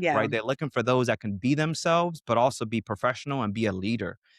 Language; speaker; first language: English; native; English